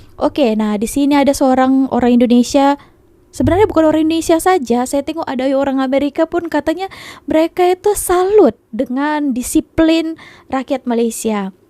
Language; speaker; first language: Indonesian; native; Indonesian